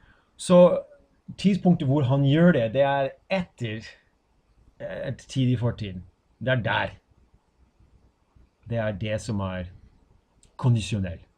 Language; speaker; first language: Norwegian; non-native, fluent; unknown